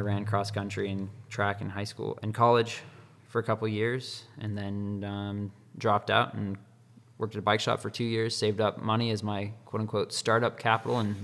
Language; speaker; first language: English; native; English